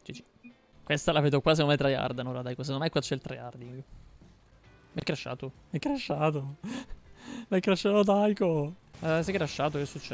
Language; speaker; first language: Italian; native; Italian